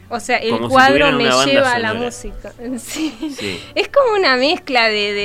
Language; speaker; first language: Spanish; native; Spanish